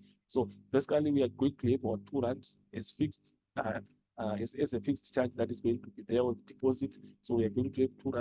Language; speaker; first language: English; non-native, local second language; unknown